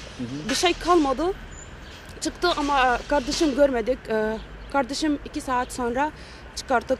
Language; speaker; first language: Turkish; non-native, learner; Arabic